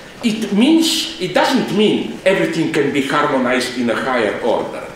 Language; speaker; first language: English; non-native, fluent; Slovenian